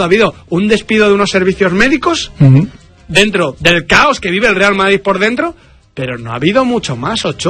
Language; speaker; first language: Spanish; native; Spanish